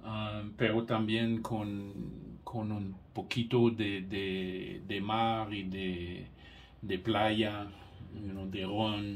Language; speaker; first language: Spanish; non-native, fluent; English